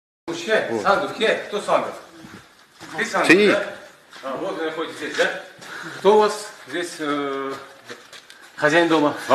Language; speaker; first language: Russian; native; Russian